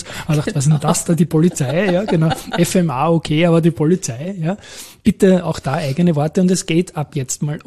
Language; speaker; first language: German; native; German